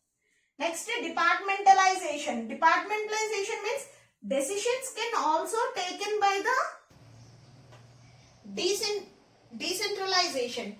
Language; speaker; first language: English; non-native, local second language; Telugu